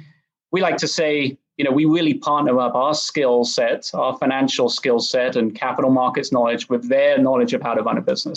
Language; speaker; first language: English; native; English